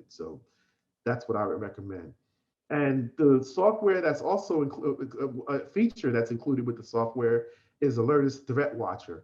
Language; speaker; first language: English; native; English